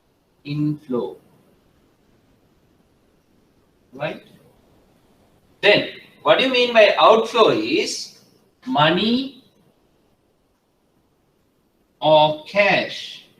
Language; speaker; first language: English; non-native, local second language; Sinhala